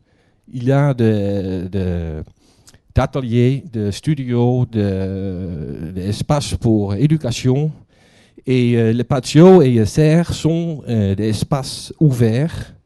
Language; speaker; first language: French; non-native, learner; Dutch